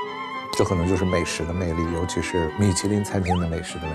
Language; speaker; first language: Chinese; native; Chinese